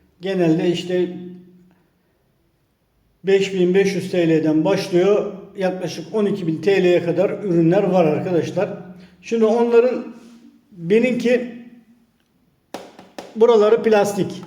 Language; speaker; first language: Turkish; native; Turkish